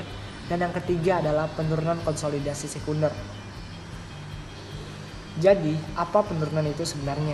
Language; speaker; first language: Indonesian; native; Indonesian